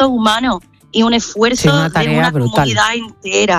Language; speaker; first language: Spanish; non-native, fluent; English